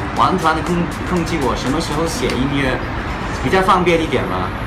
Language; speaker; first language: Chinese; non-native, local second language; Cantonese